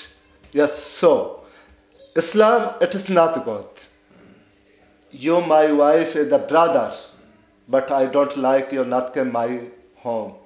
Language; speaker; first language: English; non-native, learner; Baluchi